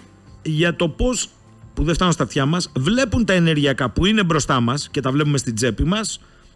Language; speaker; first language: Greek; native; Greek